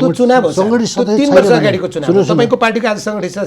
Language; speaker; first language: Nepali; native; Nepali